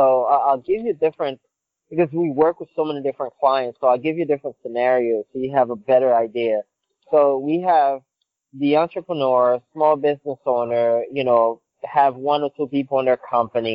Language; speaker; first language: English; non-native, fluent; Haitian Creole